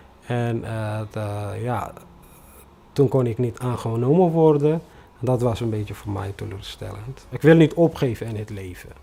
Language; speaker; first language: Dutch; non-native, fluent; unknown